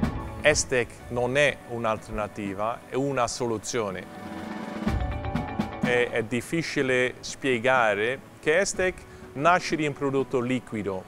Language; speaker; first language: Italian; non-native, fluent; Dutch